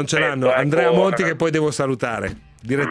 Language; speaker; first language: Italian; native; Italian